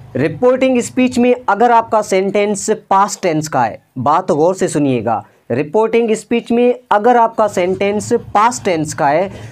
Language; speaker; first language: Urdu; non-native, local second language; Sindhi